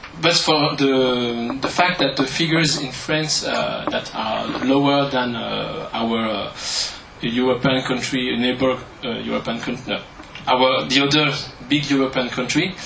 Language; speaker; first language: English; non-native, learner; French